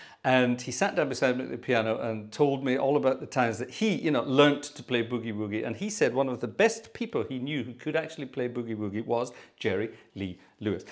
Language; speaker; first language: English; native; English